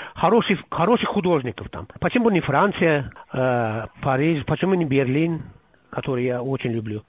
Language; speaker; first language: Russian; non-native, local second language; Uzbek